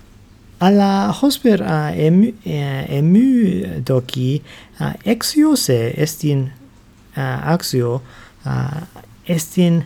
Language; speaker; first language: Greek; non-native, learner; English